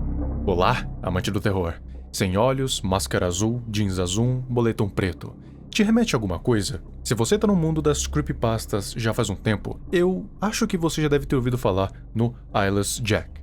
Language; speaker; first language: Portuguese; native; Portuguese